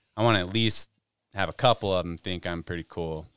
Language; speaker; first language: English; native; English